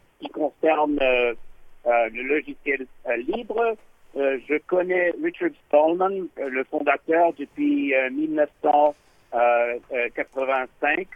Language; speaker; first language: French; non-native, learner; English